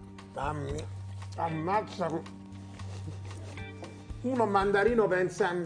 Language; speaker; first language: Italian; native; Italian